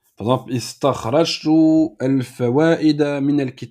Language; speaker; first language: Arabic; non-native, fluent; French